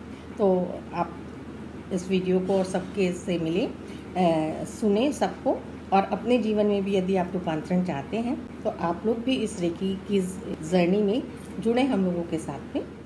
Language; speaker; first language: Hindi; native; Hindi